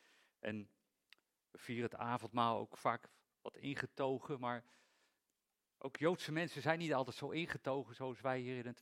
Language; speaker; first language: Dutch; native; Dutch